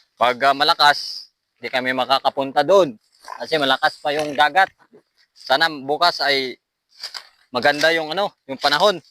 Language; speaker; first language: Filipino; native; Filipino